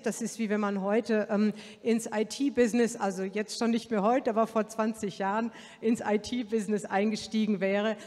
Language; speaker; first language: German; native; German